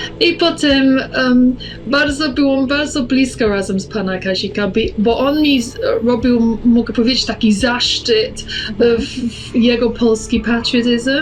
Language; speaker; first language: Polish; early bilingual, heritage; English